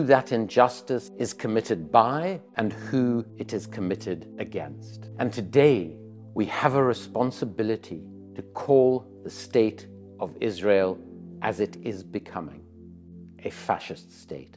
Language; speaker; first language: English; native; English